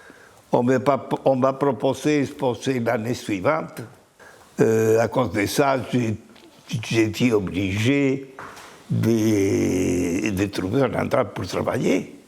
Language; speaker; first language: French; non-native, fluent; Spanish